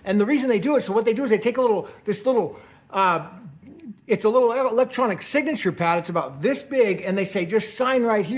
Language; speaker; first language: English; native; English